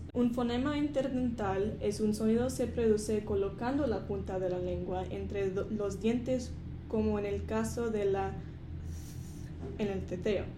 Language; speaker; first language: Spanish; non-native, fluent; English